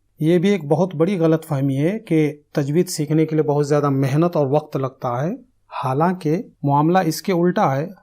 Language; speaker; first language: Urdu; native; Urdu